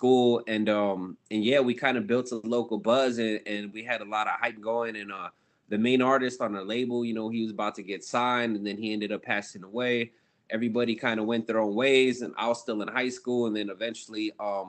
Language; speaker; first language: English; native; English